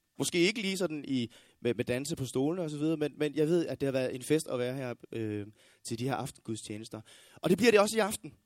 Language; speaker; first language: Danish; native; Danish